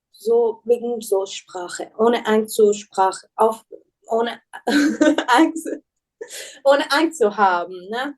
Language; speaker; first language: German; non-native, learner; Persian